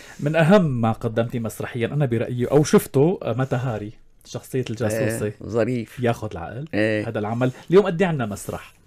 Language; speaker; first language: Arabic; native; Arabic